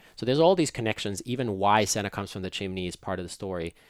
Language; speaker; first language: English; non-native, fluent; Finnish